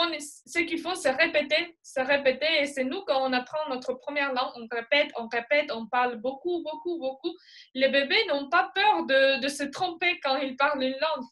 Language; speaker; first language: French; non-native, fluent; Spanish